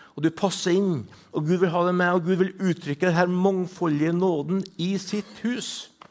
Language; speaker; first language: Norwegian; native; Norwegian